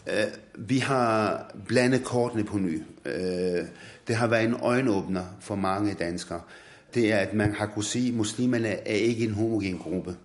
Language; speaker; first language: Swedish; non-native, fluent; Arabic